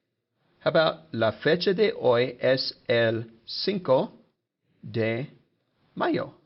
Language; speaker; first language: Spanish; non-native, fluent; English